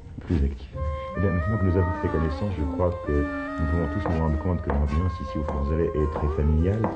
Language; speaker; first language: French; native; French